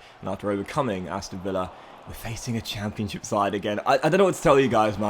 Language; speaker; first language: English; native; English